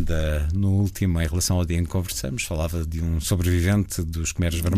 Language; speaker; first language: Portuguese; native; Portuguese